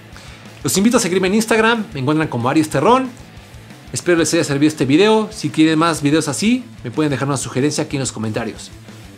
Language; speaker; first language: Spanish; native; Spanish